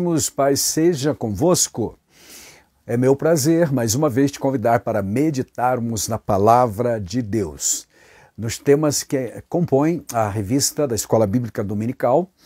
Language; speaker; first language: Portuguese; native; Portuguese